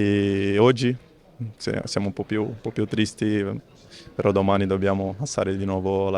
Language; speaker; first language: Italian; non-native, fluent; Portuguese